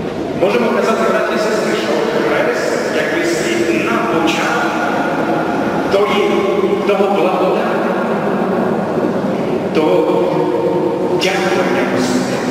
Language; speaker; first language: Ukrainian; non-native, local second language; Rusyn